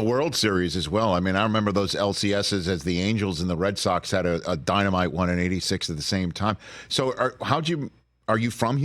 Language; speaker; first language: English; native; English